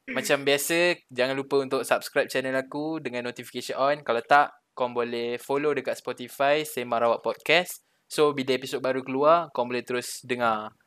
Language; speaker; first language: Malay; native; Malay